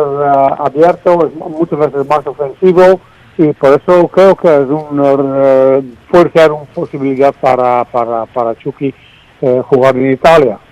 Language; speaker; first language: Spanish; non-native, fluent; Dutch